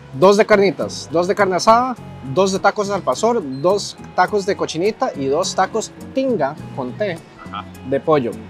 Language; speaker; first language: Spanish; native; Spanish